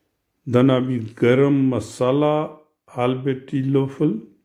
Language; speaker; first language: German; non-native, learner; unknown